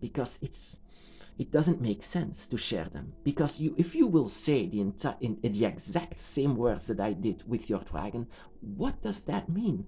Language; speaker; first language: English; non-native, fluent; Dutch